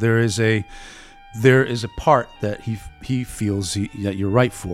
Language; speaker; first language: English; early bilingual, other home language; Italian